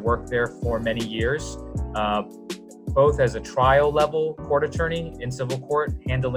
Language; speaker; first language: English; native; English